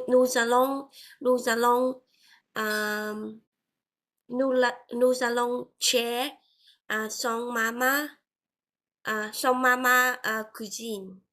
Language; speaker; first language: French; non-native, learner; Vietnamese